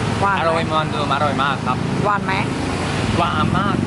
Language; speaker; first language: Thai; non-native, learner; Japanese